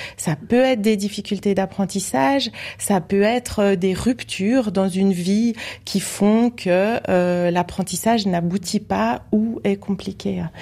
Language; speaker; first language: French; native; French